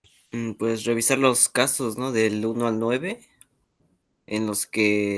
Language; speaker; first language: Spanish; native; Spanish